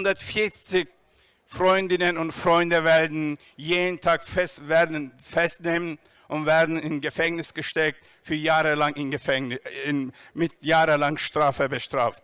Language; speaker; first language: German; non-native, fluent; Turkish